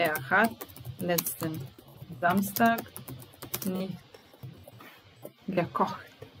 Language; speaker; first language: German; non-native, fluent; Serbian